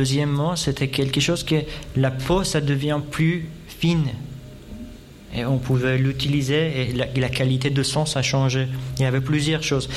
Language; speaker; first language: French; non-native, fluent; Persian